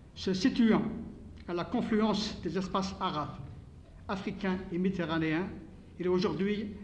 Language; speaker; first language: French; non-native, local second language; Arabic